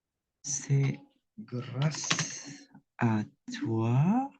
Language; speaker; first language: French; non-native, fluent; Indonesian